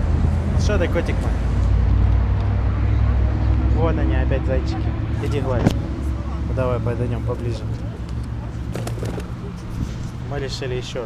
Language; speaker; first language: Russian; native; Russian